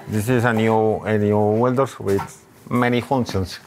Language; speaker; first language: English; non-native, learner; Spanish